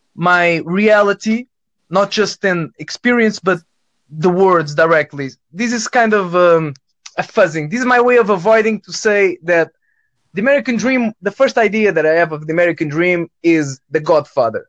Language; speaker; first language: English; non-native, fluent; Portuguese